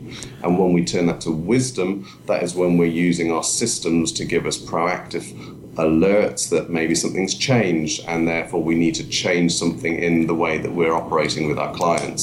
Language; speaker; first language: English; native; English